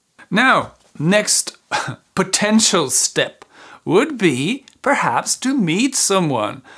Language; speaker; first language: English; non-native, fluent; French